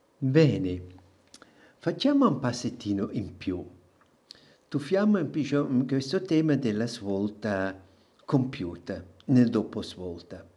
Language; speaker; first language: Italian; non-native, local second language; German